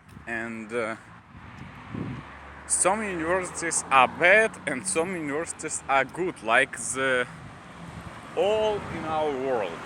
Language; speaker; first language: English; non-native, learner; Russian